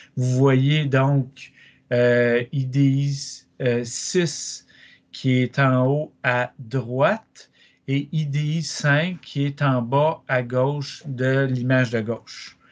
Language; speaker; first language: French; native; French